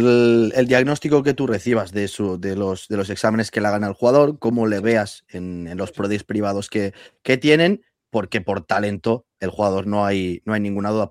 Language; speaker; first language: Spanish; native; Spanish